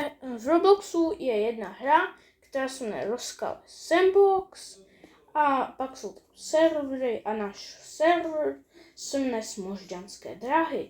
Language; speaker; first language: Czech; native; Czech